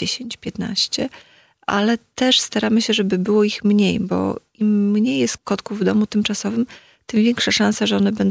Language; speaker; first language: Polish; native; Polish